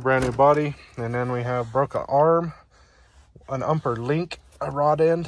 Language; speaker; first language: English; native; English